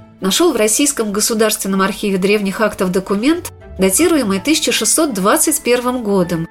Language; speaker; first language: Russian; native; Russian